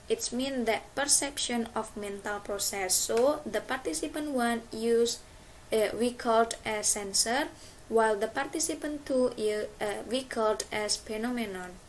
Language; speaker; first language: English; non-native, learner; Indonesian